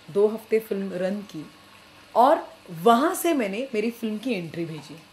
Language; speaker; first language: Hindi; non-native, local second language; Marathi